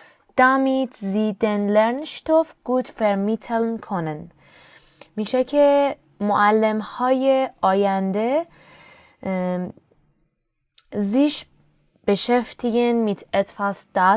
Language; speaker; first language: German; non-native, fluent; Persian